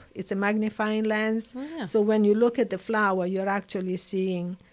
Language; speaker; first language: English; non-native, fluent; Italian